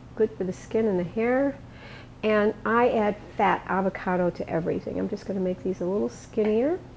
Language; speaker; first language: English; native; English